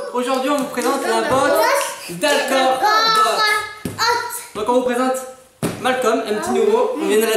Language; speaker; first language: French; native; French